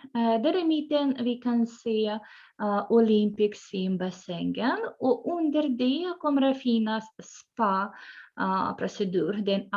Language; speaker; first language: Swedish; non-native, fluent; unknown